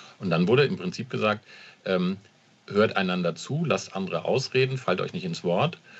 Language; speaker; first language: German; native; German